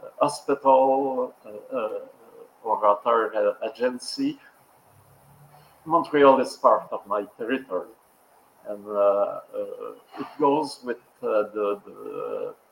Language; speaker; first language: English; non-native, local second language; French